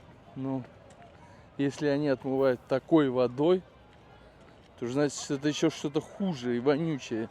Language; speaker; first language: Russian; native; Russian